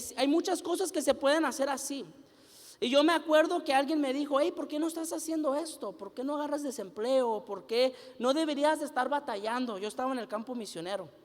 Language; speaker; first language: Spanish; early bilingual, heritage; Spanish